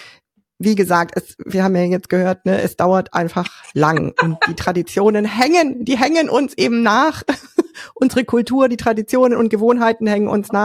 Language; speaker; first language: German; native; German